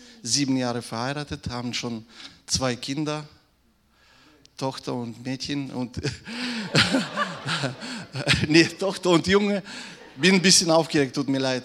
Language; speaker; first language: German; non-native, fluent; Russian